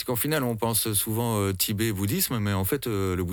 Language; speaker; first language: French; native; French